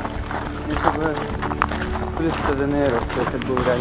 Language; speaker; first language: Russian; native; Russian